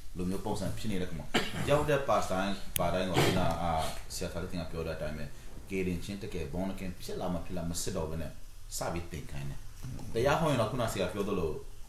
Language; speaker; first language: Burmese; non-native, local second language; Hakha Chin